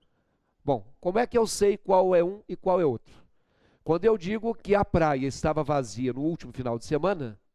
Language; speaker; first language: Portuguese; native; Portuguese